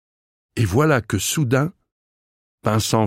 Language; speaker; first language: French; native; French